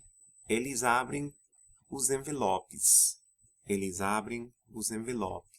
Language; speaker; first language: Portuguese; non-native, fluent; English